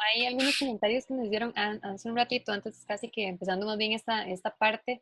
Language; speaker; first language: Spanish; native; Spanish